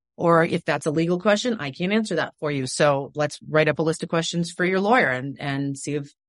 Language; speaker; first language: English; native; English